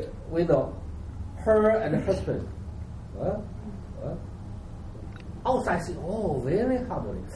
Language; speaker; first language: English; non-native, learner; Chinese